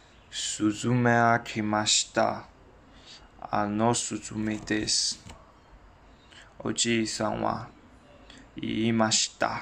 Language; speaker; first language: Japanese; non-native, learner; Chinese